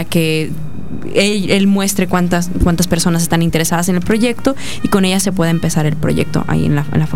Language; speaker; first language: Spanish; native; Spanish